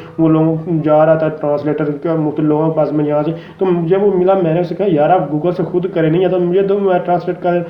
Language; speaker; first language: Urdu; non-native, local second language; Punjabi